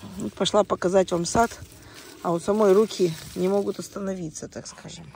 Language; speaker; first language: Russian; native; Russian